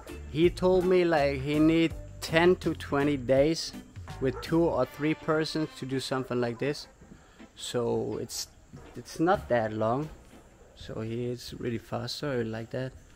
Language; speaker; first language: English; non-native, fluent; German